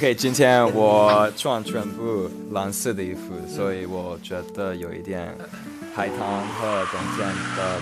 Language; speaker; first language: Chinese; non-native, learner; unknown